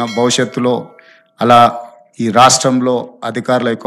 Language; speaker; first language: Telugu; native; Telugu